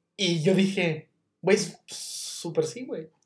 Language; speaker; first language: Spanish; native; Spanish